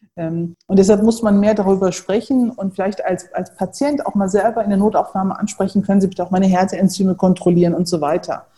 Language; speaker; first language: German; early bilingual, other home language; Turkish